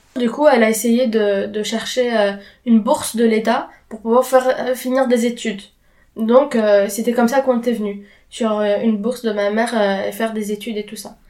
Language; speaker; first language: French; non-native, fluent; Arabic